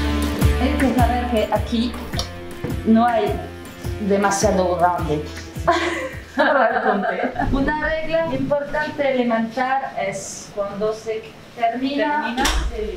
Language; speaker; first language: Spanish; non-native, learner; French